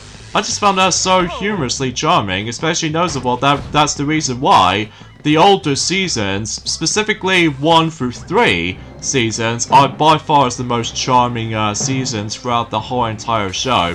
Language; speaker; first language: English; native; English